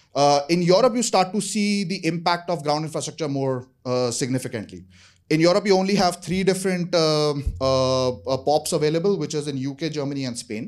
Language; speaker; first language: English; non-native, fluent; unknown